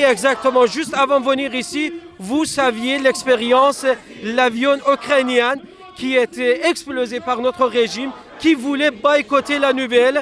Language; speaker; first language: French; non-native, fluent; Persian